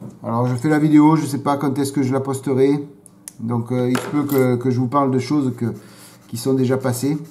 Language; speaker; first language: French; native; French